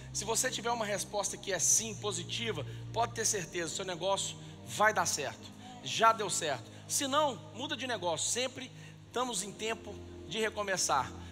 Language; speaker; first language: Portuguese; native; Portuguese